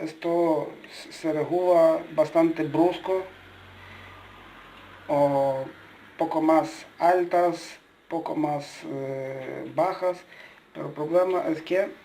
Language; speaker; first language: Spanish; non-native, learner; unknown